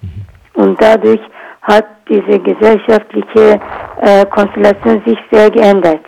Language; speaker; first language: German; non-native, learner; Kurdish